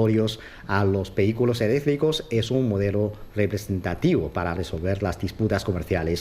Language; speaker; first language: Spanish; non-native, fluent; Chinese